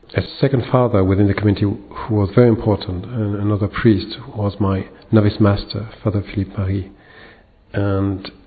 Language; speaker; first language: English; non-native, fluent; French